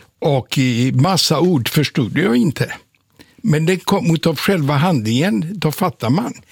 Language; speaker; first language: Swedish; non-native, fluent; Polish